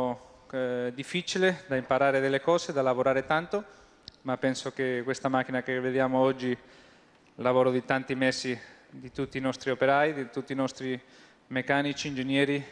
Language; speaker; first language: Italian; non-native, fluent; Spanish